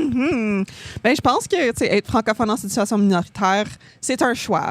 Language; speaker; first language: French; native; French